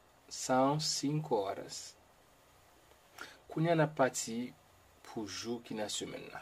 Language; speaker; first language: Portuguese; non-native, learner; Haitian Creole